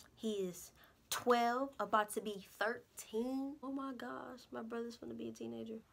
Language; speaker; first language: English; native; English